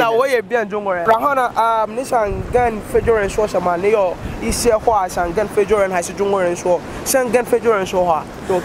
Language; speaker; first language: Chinese; non-native, fluent; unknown